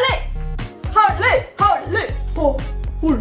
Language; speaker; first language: Chinese; non-native, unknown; Korean